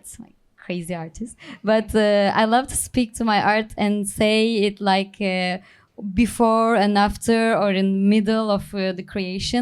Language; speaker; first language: English; non-native, learner; Turkish